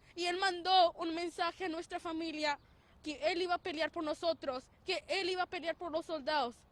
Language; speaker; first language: Spanish; early bilingual, heritage; Spanish